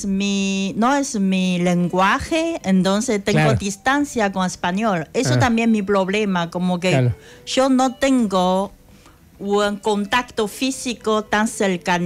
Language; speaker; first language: Spanish; non-native, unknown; Chinese